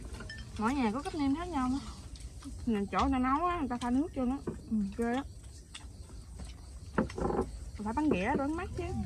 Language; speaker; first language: Vietnamese; native; Vietnamese